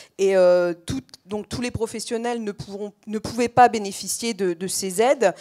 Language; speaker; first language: French; native; French